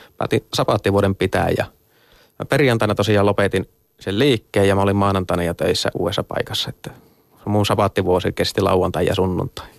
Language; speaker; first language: Finnish; native; Finnish